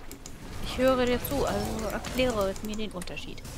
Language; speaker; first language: German; native; German